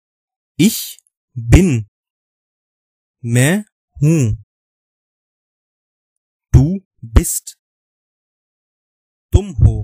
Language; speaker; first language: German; non-native, fluent; Urdu